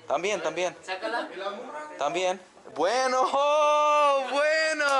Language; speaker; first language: Spanish; non-native, learner; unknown